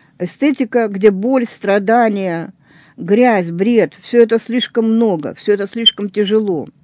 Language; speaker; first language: Russian; native; Russian